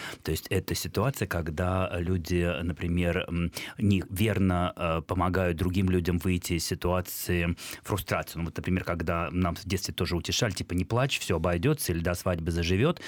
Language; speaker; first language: Russian; native; Russian